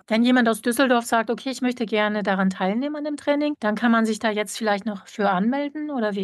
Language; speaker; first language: German; native; German